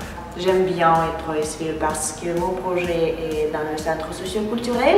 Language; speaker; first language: French; non-native, learner; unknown